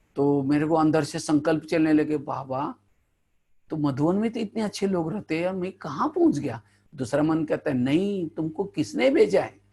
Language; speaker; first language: Hindi; non-native, local second language; Marathi